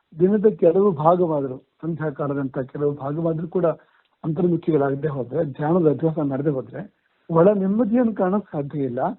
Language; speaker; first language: Kannada; native; Kannada